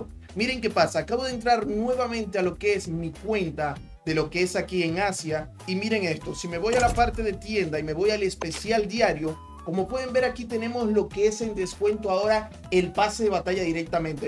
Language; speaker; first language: Spanish; native; Spanish